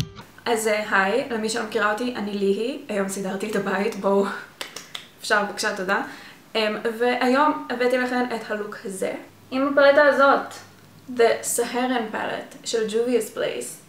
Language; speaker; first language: Hebrew; native; Hebrew